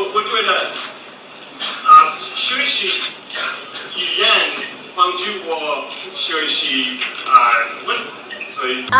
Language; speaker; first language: Chinese; non-native, learner; English